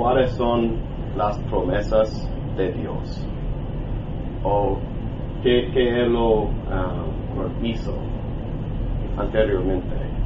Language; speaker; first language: Spanish; non-native, learner; English